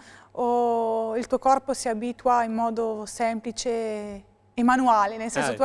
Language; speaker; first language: Italian; native; Italian